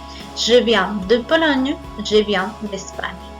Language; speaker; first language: French; non-native, fluent; Spanish